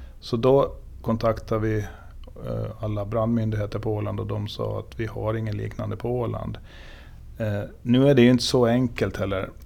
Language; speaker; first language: Swedish; native; Swedish